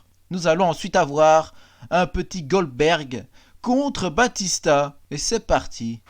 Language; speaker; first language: French; native; French